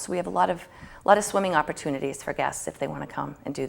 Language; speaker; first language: English; native; English